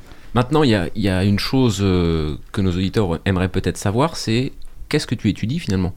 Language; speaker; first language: French; native; French